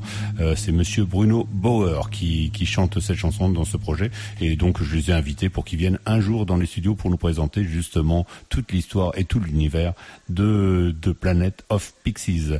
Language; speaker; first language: French; native; French